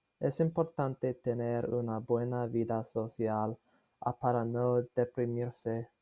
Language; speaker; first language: Spanish; non-native, learner; English